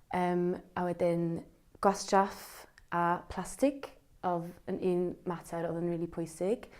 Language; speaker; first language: Welsh; native; Welsh